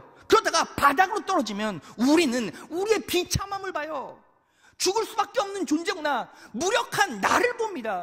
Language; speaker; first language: Korean; native; Korean